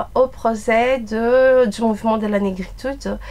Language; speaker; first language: French; non-native, fluent; Portuguese